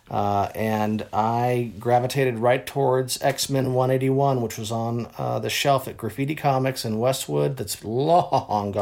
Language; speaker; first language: English; native; English